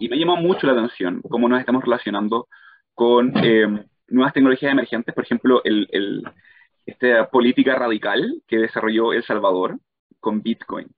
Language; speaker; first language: Spanish; native; Spanish